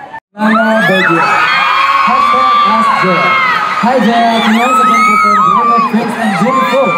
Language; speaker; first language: English; non-native, local second language; Filipino